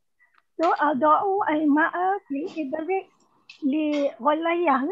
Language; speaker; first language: Arabic; non-native, learner; Malay